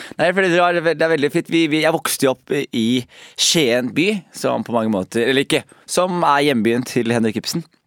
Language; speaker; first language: Norwegian; native; Norwegian